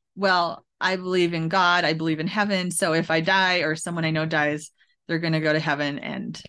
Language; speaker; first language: English; native; English